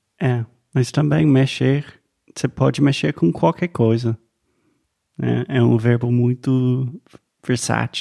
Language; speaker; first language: Portuguese; non-native, fluent; English